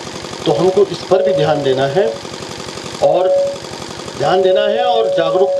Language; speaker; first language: Hindi; native; Hindi